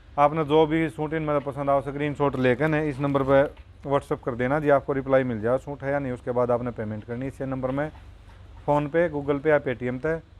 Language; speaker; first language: Hindi; native; Hindi